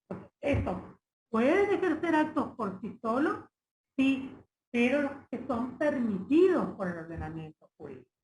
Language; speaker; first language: Spanish; native; Spanish